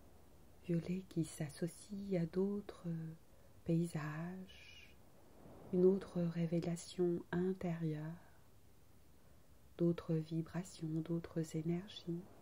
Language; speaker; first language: French; native; French